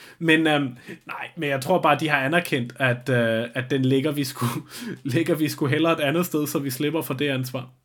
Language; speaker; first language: Danish; native; Danish